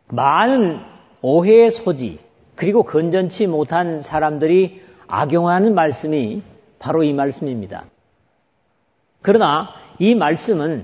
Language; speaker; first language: Korean; native; Korean